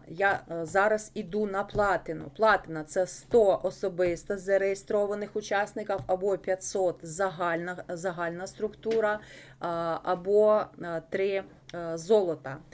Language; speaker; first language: Ukrainian; non-native, local second language; Russian